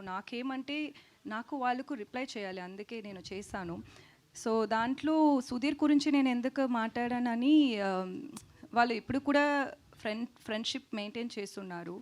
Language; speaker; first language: Telugu; non-native, learner; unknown